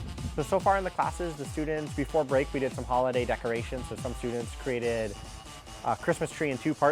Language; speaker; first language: English; native; English